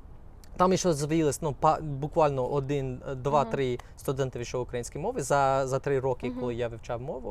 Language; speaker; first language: Ukrainian; non-native, fluent; English